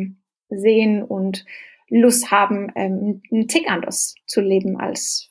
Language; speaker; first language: German; non-native, fluent; Danish